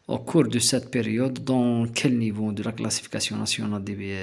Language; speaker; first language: French; non-native, local second language; Arabic